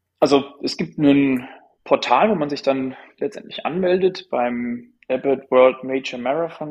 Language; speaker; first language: German; native; German